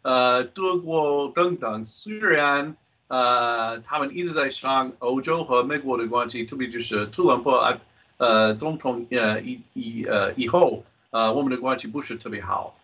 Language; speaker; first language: Chinese; non-native, fluent; English